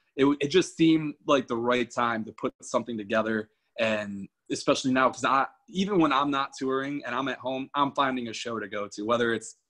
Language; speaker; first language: English; native; English